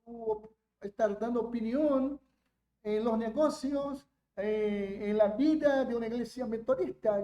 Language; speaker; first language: Spanish; non-native, fluent; Portuguese